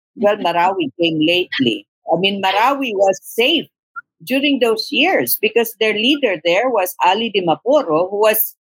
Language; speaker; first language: English; non-native, local second language; Tausug